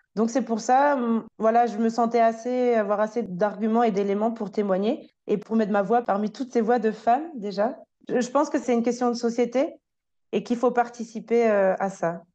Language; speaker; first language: French; native; French